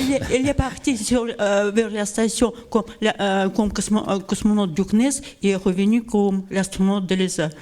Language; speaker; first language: French; non-native, learner; Russian